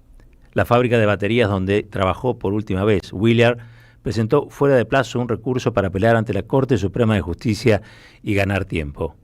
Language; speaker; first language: Spanish; native; Spanish